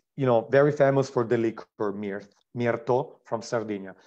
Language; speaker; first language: English; non-native, fluent; Italian